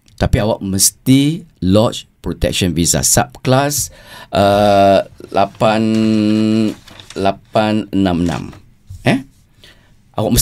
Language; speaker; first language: Malay; native; Malay